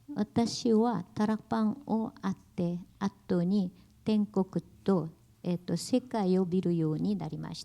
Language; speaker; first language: Japanese; non-native, learner; Korean